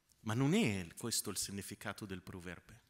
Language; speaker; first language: Italian; non-native, fluent; Arabic